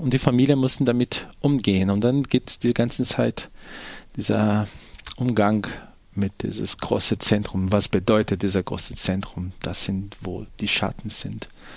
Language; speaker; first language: German; non-native, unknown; Portuguese